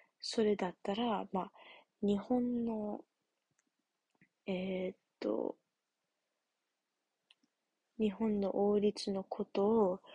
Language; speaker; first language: Japanese; non-native, learner; English